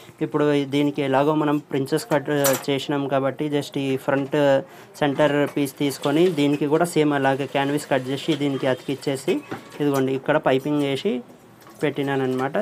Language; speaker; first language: Telugu; non-native, fluent; Urdu